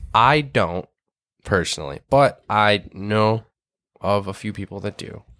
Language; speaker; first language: English; native; English